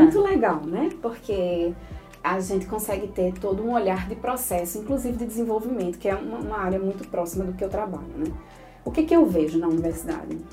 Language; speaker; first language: Portuguese; native; Portuguese